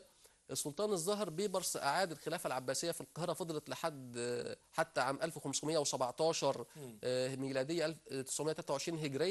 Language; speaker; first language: Arabic; native; Arabic